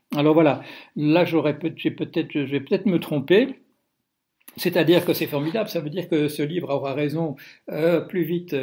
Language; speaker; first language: French; non-native, fluent; Dutch